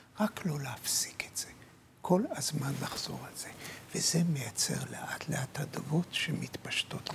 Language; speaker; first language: Hebrew; native; Hebrew